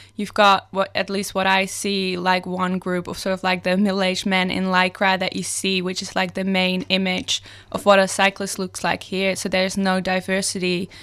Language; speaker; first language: English; non-native, fluent; Dutch